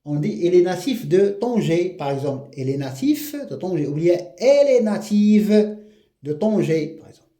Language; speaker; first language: French; non-native, local second language; Arabic